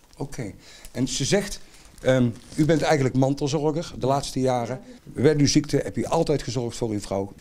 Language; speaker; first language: Dutch; native; Dutch